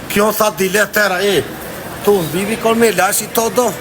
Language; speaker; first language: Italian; non-native, fluent; Albanian